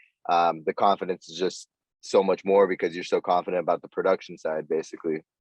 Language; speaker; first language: English; native; English